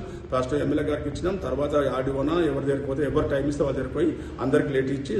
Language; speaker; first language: Telugu; native; Telugu